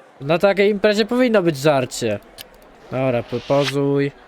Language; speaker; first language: Polish; native; Polish